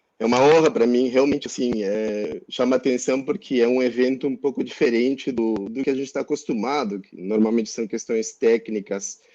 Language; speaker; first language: Portuguese; non-native, fluent; Spanish